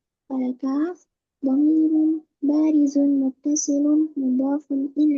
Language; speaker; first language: Arabic; non-native, learner; Indonesian